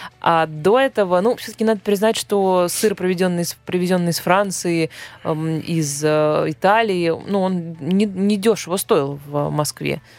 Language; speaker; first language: Russian; native; Russian